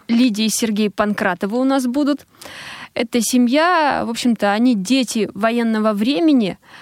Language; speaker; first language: Russian; native; Russian